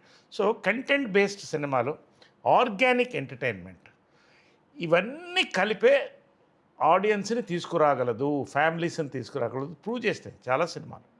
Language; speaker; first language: Telugu; native; Telugu